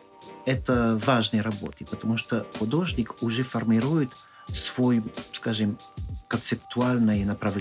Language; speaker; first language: Russian; non-native, fluent; French